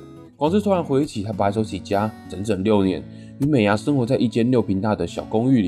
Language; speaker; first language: Chinese; native; Chinese